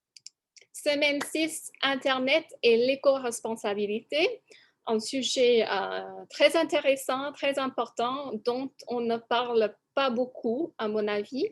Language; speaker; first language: French; non-native, fluent; English